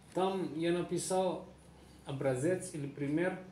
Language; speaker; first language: Russian; non-native, fluent; Indonesian